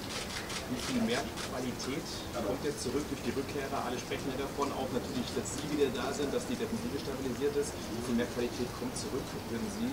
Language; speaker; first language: German; native; German